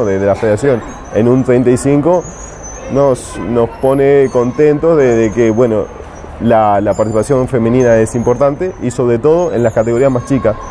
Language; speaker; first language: Spanish; native; Spanish